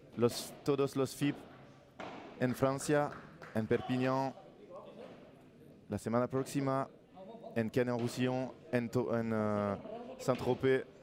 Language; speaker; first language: Spanish; non-native, learner; French